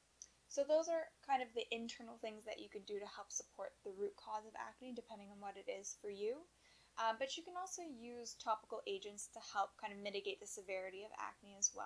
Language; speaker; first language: English; native; English